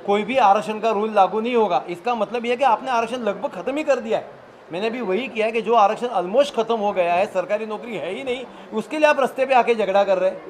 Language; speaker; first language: Hindi; non-native, local second language; Marathi